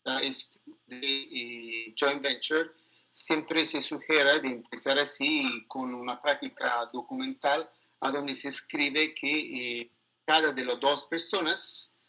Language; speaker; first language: Spanish; non-native, learner; Italian